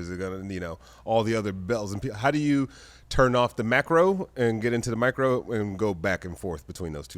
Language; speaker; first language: English; native; English